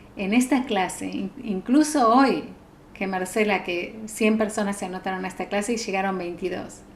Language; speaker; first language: Spanish; native; Spanish